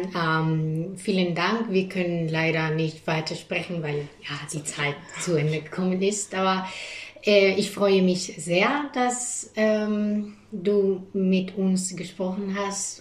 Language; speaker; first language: German; non-native, fluent; Spanish